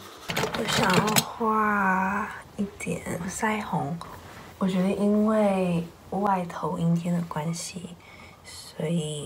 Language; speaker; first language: Chinese; early bilingual, heritage; Chinese